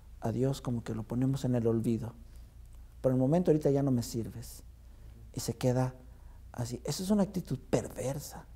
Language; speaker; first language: Spanish; native; Spanish